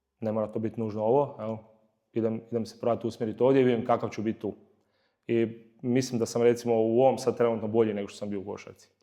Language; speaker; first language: Croatian; native; Croatian